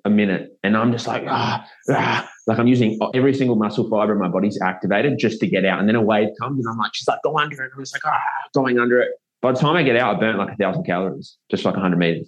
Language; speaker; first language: English; native; English